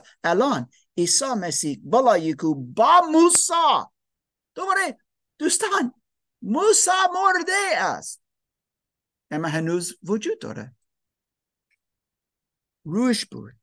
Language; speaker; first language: Persian; non-native, fluent; English